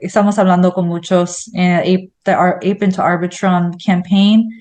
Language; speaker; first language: Spanish; non-native, fluent; English